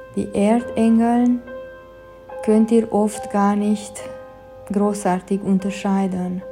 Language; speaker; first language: German; non-native, fluent; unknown